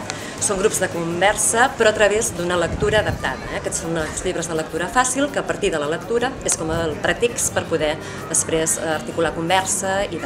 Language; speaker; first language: Catalan; native; Catalan